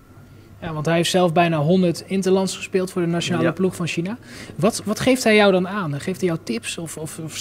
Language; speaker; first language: Dutch; native; Dutch